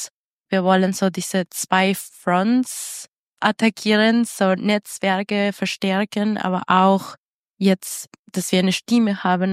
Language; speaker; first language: German; non-native, fluent; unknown